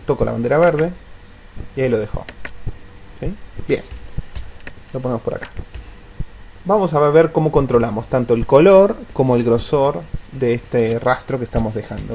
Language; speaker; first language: Spanish; native; Spanish